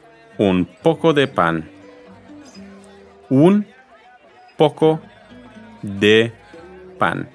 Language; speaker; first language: Spanish; non-native, fluent; English